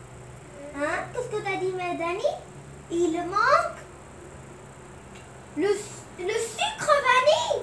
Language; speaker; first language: French; non-native, local second language; Arabic